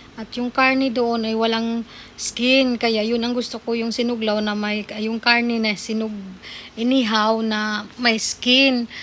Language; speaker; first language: Filipino; non-native, local second language; Cebuano